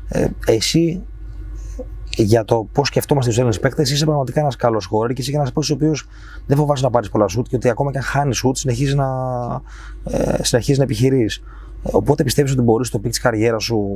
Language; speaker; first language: Greek; native; Greek